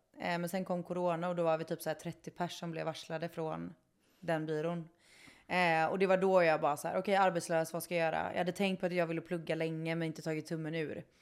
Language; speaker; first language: Swedish; native; Swedish